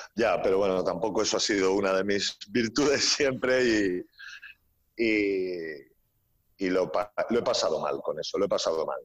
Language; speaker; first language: Spanish; native; Spanish